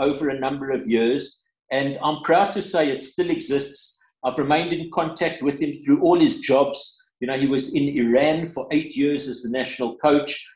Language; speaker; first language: English; native; English